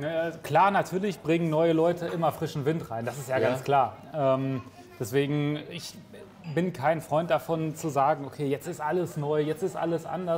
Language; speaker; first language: German; native; German